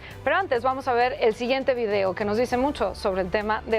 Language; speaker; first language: Spanish; native; Spanish